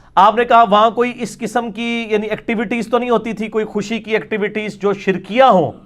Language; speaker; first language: Urdu; non-native, local second language; Punjabi